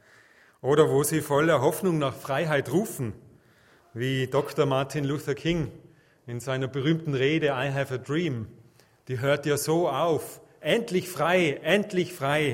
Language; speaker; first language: German; native; German